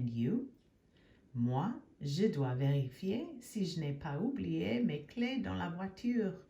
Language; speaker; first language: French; non-native, fluent; English